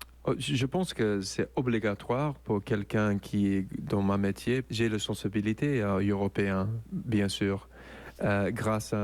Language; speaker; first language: French; non-native, learner; English